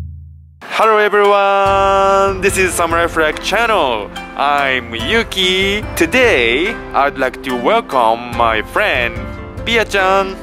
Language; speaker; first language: English; non-native, learner; Japanese